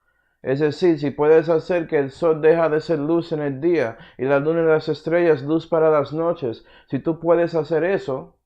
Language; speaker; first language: Spanish; early bilingual, heritage; Spanish